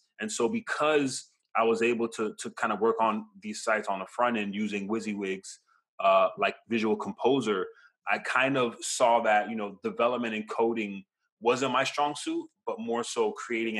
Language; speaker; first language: English; native; English